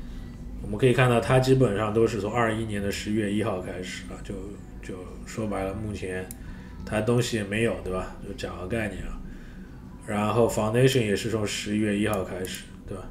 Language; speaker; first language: Chinese; native; Chinese